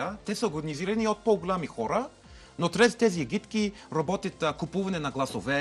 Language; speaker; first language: Bulgarian; non-native, learner; English